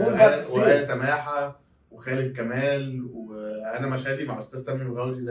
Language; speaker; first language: Arabic; native; Arabic